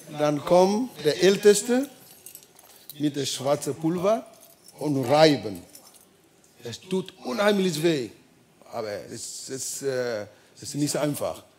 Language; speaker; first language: German; non-native, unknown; Ewe